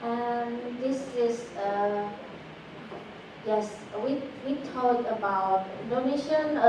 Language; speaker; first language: English; non-native, fluent; Indonesian